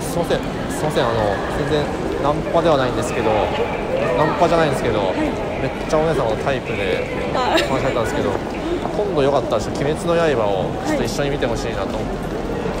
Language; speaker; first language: Japanese; native; Japanese